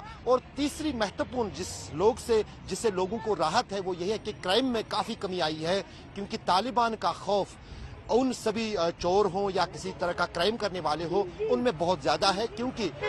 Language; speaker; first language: Hindi; native; Hindi